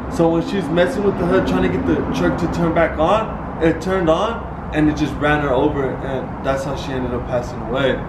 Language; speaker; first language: English; early bilingual, other home language; Spanish